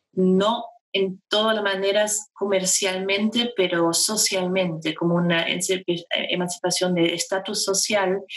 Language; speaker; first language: Spanish; non-native, fluent; German